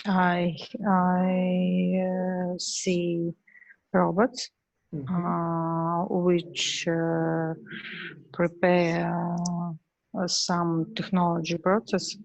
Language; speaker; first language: English; non-native, learner; Russian